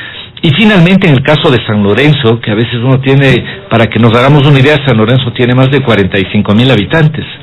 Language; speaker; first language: Spanish; native; Spanish